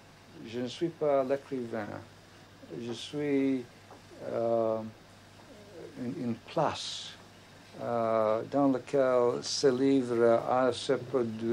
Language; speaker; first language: French; non-native, fluent; English